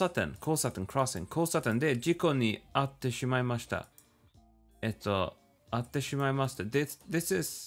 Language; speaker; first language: Japanese; non-native, learner; English